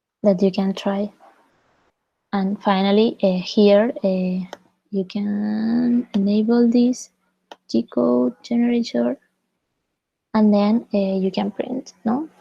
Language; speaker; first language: English; non-native, fluent; Spanish